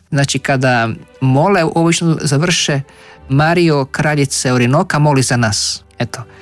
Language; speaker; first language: Croatian; native; Croatian